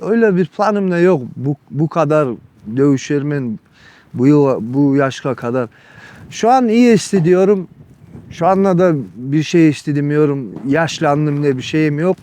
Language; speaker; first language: Turkish; non-native, learner; Kumyk